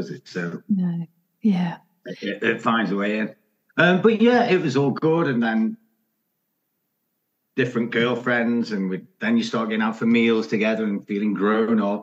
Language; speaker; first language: English; native; English